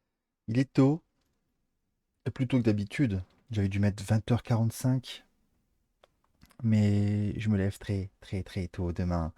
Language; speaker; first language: French; native; French